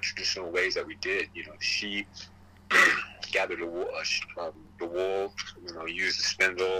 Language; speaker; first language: English; early bilingual, other home language; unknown